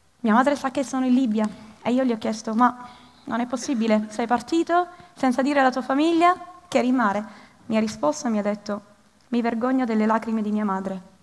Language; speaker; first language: Italian; early bilingual, other home language; Arabic